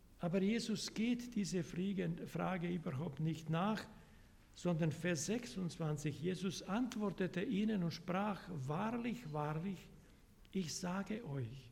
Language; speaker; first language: German; non-native, fluent; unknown